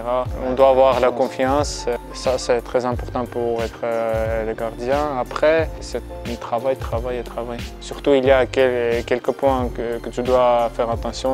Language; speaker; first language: French; non-native, fluent; Armenian